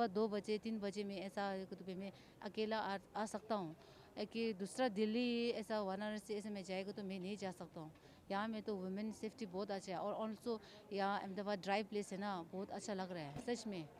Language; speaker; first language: Hindi; non-native, local second language; Tibetan